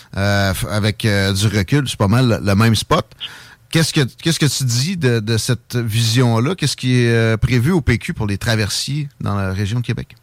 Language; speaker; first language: French; native; French